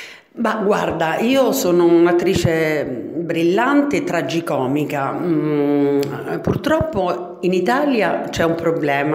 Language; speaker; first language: Italian; native; Italian